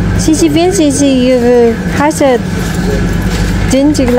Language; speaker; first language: German; non-native, learner; Vietnamese